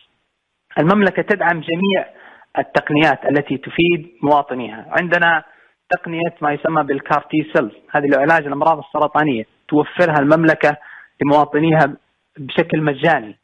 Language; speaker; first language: Arabic; native; Arabic